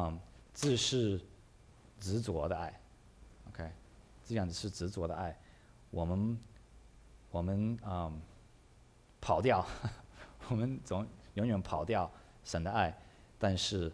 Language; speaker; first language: Chinese; early bilingual, heritage; English